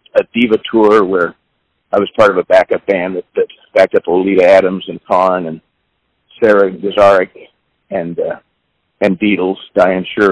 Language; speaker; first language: English; native; English